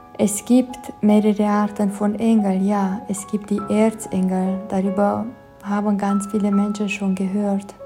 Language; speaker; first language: German; non-native, fluent; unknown